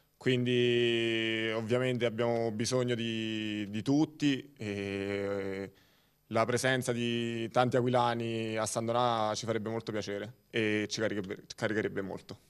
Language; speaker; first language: Italian; native; Italian